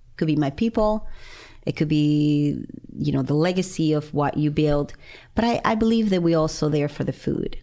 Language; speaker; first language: English; non-native, fluent; Spanish